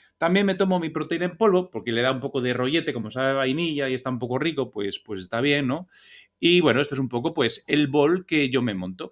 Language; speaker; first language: Spanish; native; Spanish